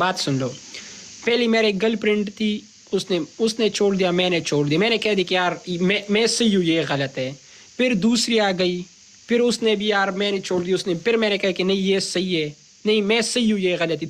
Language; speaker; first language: Urdu; non-native, local second language; Pashto